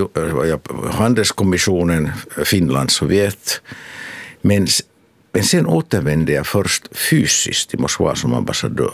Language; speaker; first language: Swedish; non-native, local second language; Finnish